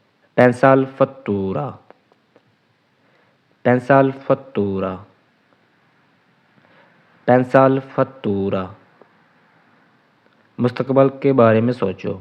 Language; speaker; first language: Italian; non-native, learner; Urdu